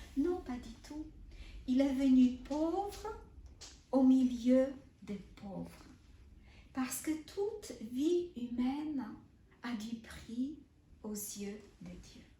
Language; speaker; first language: French; non-native, fluent; Polish